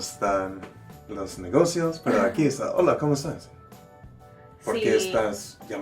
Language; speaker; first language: Spanish; non-native, learner; English